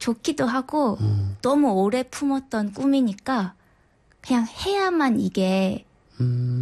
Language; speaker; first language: Korean; native; Korean